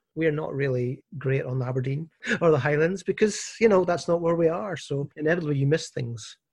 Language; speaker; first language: English; native; English